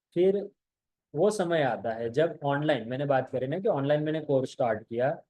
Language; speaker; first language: Hindi; non-native, local second language; Gujarati